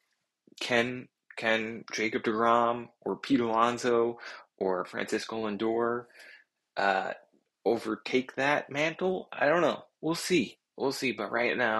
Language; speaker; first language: English; native; English